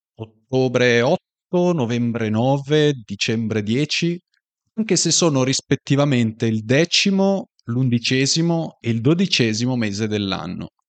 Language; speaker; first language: Italian; native; Italian